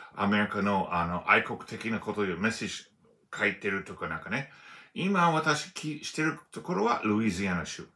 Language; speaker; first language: Japanese; non-native, learner; English